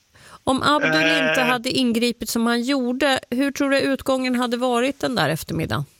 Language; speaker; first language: Swedish; native; Swedish